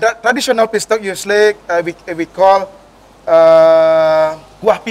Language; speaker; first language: English; non-native, learner; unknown